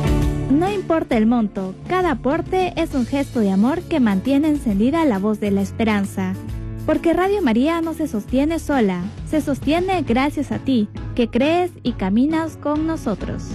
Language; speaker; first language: Spanish; native; Spanish